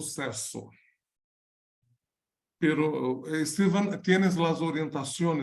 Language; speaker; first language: Spanish; non-native, learner; Portuguese